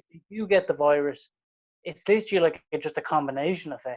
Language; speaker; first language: English; native; English